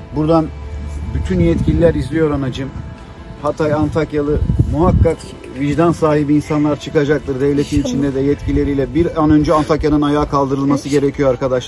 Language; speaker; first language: Turkish; native; Turkish